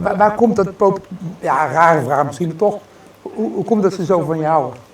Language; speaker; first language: Dutch; native; Dutch